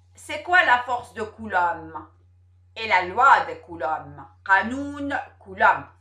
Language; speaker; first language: French; non-native, local second language; Arabic